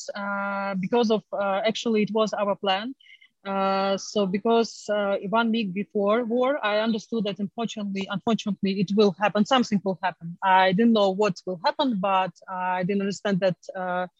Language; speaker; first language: English; non-native, fluent; Ukrainian